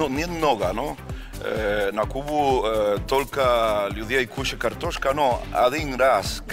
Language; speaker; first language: Russian; non-native, learner; Spanish